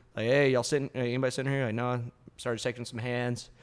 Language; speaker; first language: English; native; English